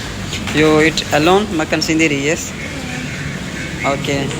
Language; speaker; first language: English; non-native, learner; Urdu